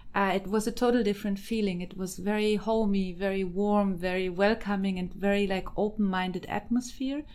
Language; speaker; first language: English; non-native, fluent; German